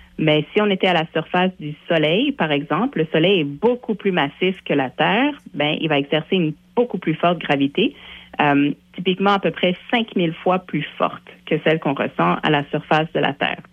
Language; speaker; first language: French; native; French